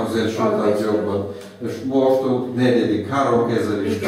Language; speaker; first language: Hungarian; non-native, learner; Russian